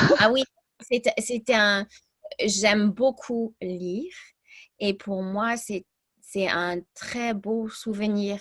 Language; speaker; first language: French; early bilingual, other home language; English